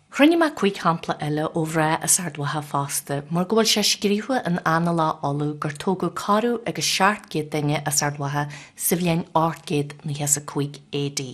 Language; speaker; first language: Irish; native; Irish